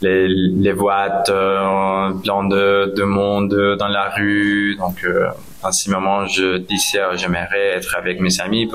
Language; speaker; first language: French; non-native, learner; Spanish